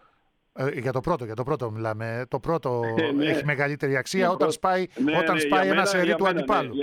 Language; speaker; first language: Greek; native; Greek